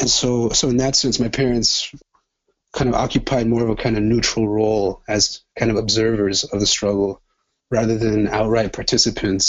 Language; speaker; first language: English; native; English